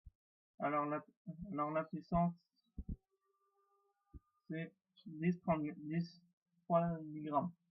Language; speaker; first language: French; native; French